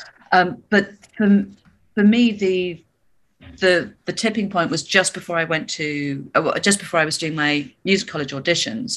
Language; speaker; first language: English; native; English